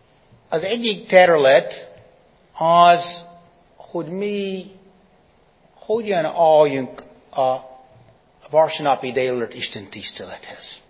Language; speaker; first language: Hungarian; non-native, fluent; English